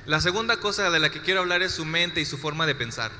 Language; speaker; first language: Spanish; native; Spanish